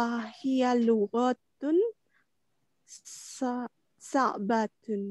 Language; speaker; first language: Arabic; non-native, learner; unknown